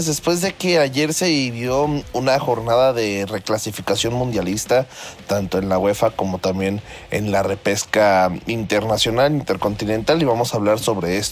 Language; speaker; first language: Spanish; native; Spanish